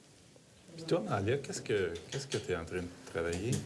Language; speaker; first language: French; native; French